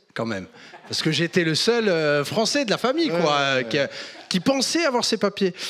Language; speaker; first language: French; native; French